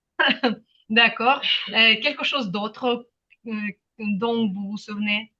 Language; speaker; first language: French; non-native, fluent; Ukrainian